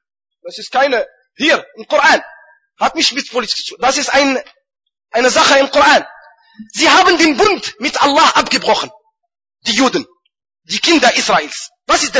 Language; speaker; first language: German; non-native, fluent; Arabic